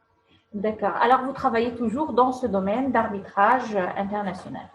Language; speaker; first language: French; non-native, fluent; Arabic